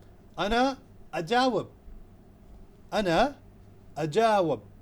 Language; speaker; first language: Arabic; non-native, fluent; Urdu